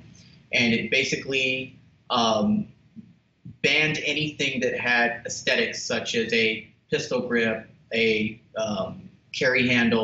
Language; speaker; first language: English; native; English